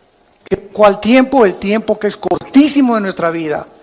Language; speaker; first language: Spanish; native; Spanish